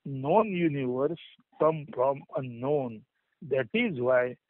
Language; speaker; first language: English; non-native, local second language; Marathi